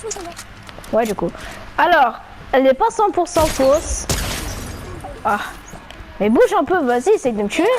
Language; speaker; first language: French; native; French